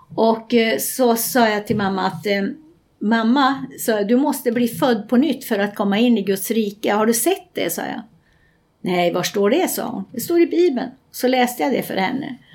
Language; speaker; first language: Swedish; native; Swedish